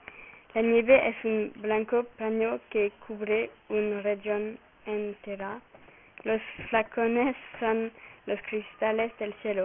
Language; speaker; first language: Spanish; non-native, learner; French